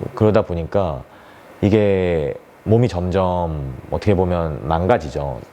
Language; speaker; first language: Korean; native; Korean